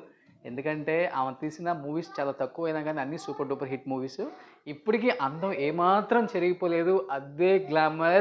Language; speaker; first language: Telugu; native; Telugu